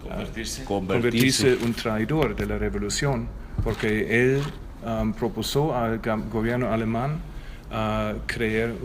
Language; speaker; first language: Spanish; non-native, learner; German